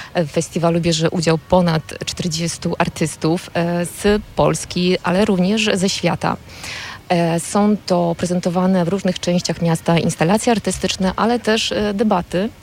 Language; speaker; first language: Polish; native; Polish